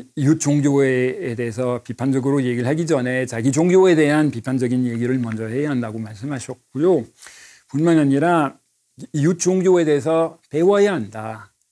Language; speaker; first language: Korean; non-native, fluent; French